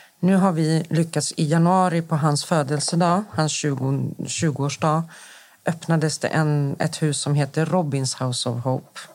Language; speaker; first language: Swedish; native; Swedish